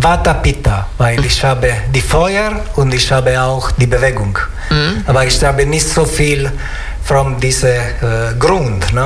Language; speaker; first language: German; non-native, learner; Italian